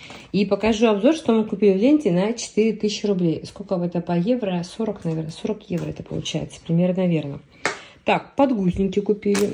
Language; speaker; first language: Russian; native; Russian